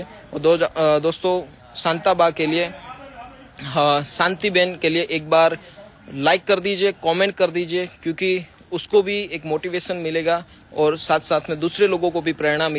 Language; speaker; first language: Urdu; non-native, local second language; Gujarati